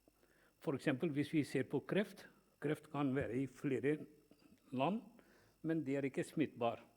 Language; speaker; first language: Norwegian; non-native, fluent; Punjabi